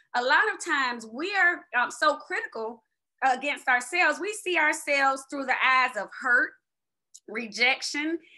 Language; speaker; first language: English; native; English